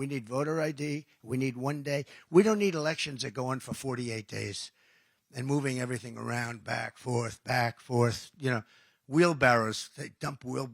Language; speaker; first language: English; native; English